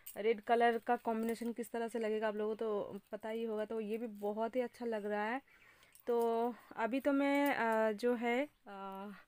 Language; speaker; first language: Hindi; non-native, local second language; Bangla